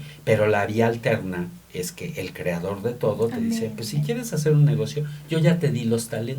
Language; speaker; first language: Spanish; native; Spanish